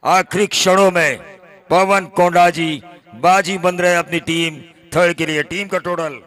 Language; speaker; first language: Hindi; non-native, local second language; Marathi